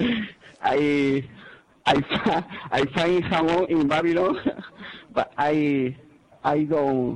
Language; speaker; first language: English; non-native, learner; Spanish